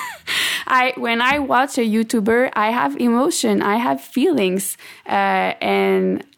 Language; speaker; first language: English; non-native, fluent; French